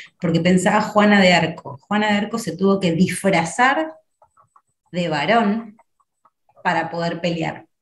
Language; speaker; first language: Spanish; native; Spanish